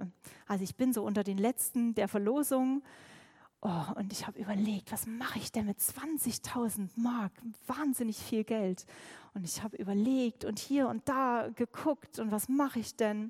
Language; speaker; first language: German; native; German